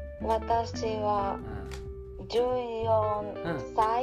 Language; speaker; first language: Japanese; non-native, learner; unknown